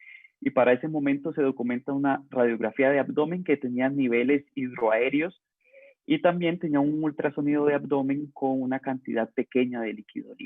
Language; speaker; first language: Spanish; native; Spanish